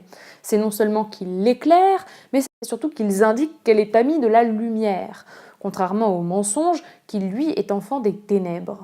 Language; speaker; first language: French; native; French